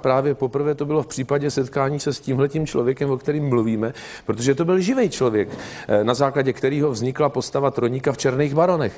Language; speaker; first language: Czech; native; Czech